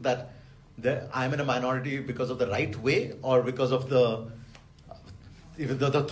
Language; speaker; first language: English; non-native, local second language; Bangla